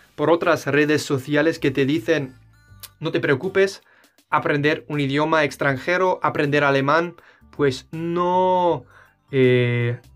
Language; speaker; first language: Spanish; non-native, fluent; German